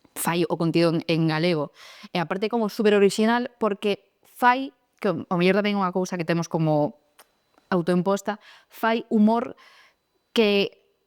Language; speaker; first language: Galician; non-native, local second language; Spanish